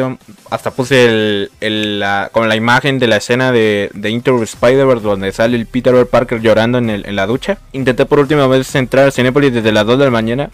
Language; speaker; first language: Spanish; native; Spanish